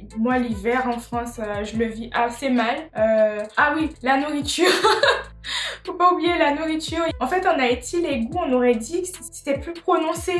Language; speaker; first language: French; non-native, local second language; Haitian Creole